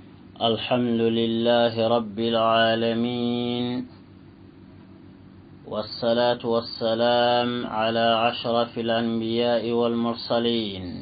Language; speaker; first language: Arabic; non-native, fluent; Soninke